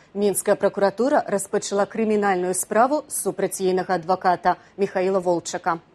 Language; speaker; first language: Belarusian; native; Belarusian